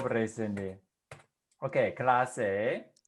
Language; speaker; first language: Spanish; non-native, fluent; English